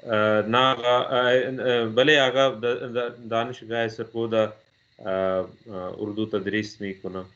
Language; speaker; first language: Persian; non-native, learner; Urdu